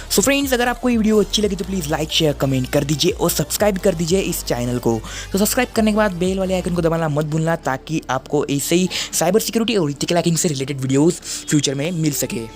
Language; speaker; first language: Hindi; non-native, local second language; Marathi